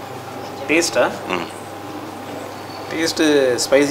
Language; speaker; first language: Telugu; non-native, learner; Tamil